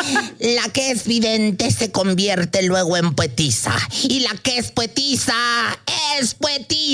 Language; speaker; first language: Spanish; native; Spanish